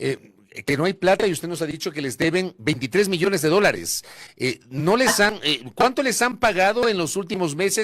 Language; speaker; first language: Spanish; native; Spanish